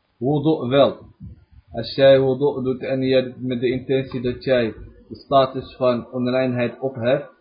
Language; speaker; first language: Dutch; early bilingual, other home language; Arabic